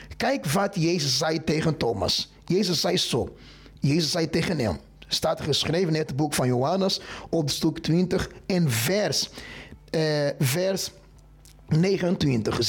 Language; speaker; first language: Dutch; non-native, fluent; Portuguese